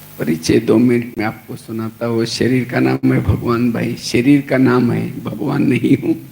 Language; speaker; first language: Hindi; non-native, local second language; Marathi